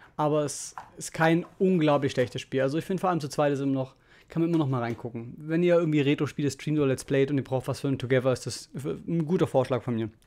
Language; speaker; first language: German; native; German